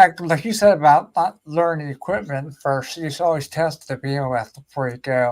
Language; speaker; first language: English; native; English